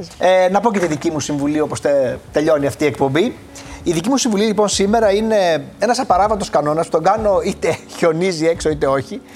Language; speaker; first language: Greek; native; Greek